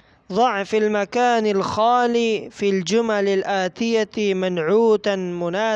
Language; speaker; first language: Arabic; non-native, fluent; Persian